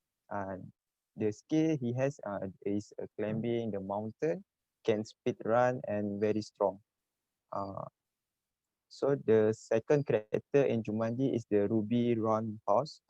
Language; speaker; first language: English; non-native, learner; Malay